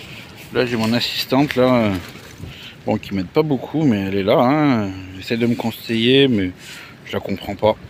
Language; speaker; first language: French; native; French